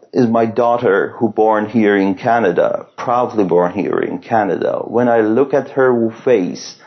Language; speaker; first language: English; non-native, fluent; Persian